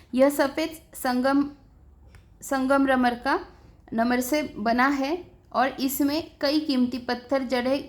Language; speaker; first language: Hindi; non-native, local second language; Marathi